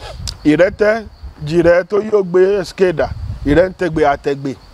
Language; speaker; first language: Portuguese; non-native, learner; Yoruba